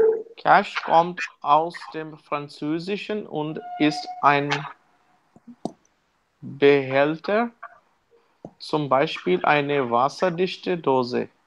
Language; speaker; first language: German; non-native, learner; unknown